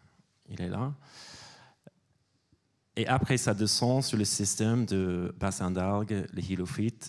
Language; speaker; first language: French; non-native, fluent; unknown